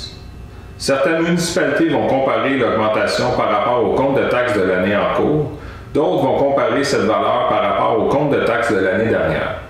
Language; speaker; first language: French; native; French